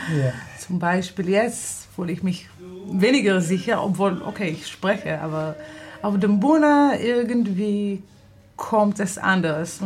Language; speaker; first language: German; non-native, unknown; Hebrew